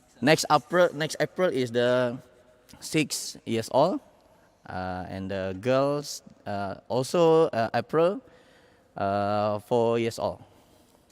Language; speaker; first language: English; non-native, learner; Indonesian